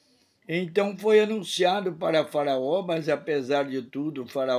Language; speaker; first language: Portuguese; native; Portuguese